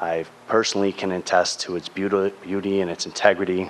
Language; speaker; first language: English; native; English